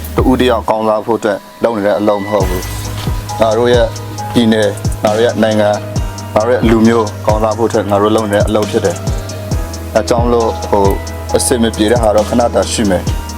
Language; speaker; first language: Burmese; non-native, local second language; Western Kayah